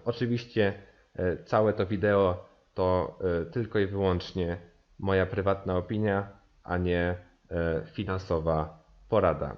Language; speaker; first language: Polish; native; Polish